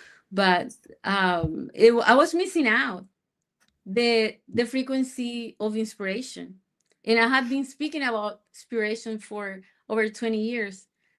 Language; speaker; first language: English; non-native, fluent; Spanish